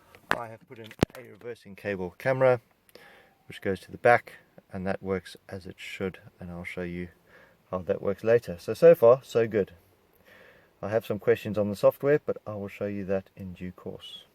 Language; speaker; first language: English; native; English